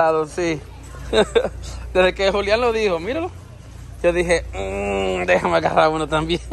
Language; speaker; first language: Spanish; native; Spanish